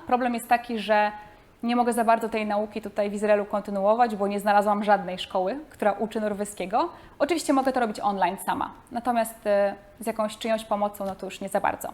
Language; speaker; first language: Polish; native; Polish